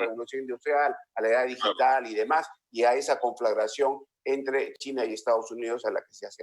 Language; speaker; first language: Spanish; native; Spanish